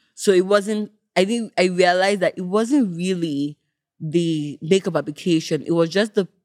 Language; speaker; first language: English; non-native, local second language; Yoruba